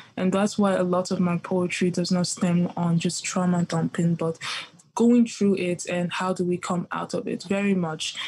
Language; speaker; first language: English; early bilingual, other home language; Yoruba